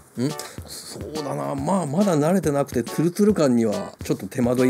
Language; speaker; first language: Japanese; native; Japanese